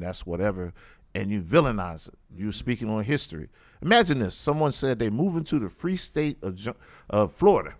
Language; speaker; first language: English; native; English